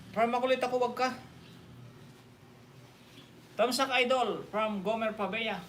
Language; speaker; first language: Filipino; non-native, local second language; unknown